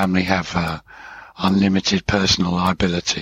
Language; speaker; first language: English; native; English